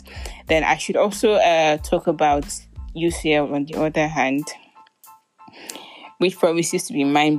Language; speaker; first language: English; non-native, local second language; Yoruba